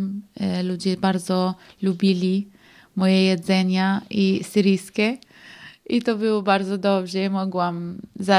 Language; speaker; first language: Polish; non-native, learner; Arabic